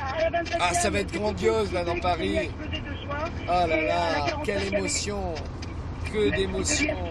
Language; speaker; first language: French; native; French